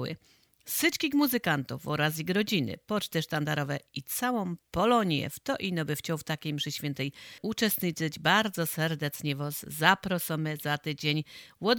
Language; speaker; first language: Polish; native; Polish